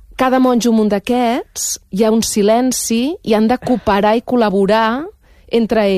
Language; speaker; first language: Catalan; native; Catalan